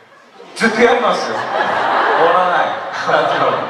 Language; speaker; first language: Japanese; non-native, fluent; Korean